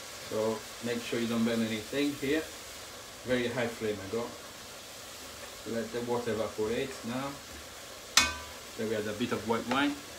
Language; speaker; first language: English; non-native, fluent; Italian